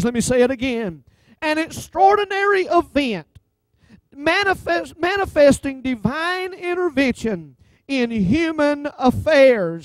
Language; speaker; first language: English; native; English